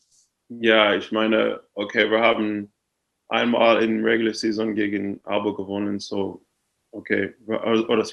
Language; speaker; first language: German; non-native, fluent; English